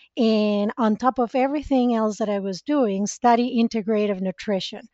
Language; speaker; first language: English; non-native, fluent; Spanish